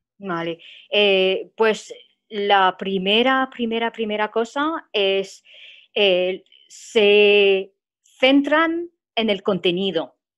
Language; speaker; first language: Spanish; non-native, fluent; French